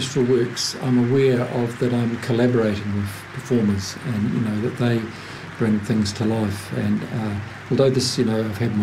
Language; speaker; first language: English; native; English